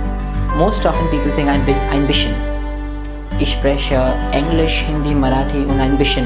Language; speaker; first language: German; non-native, fluent; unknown